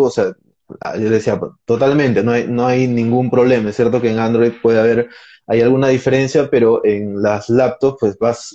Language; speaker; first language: Spanish; native; Spanish